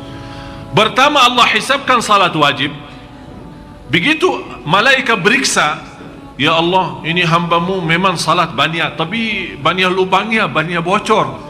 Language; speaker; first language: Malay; non-native, fluent; Arabic